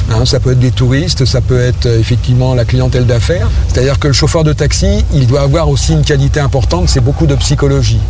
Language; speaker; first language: French; native; French